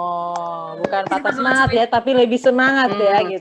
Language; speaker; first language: Indonesian; native; Indonesian